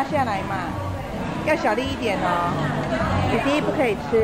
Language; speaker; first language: Chinese; native; Chinese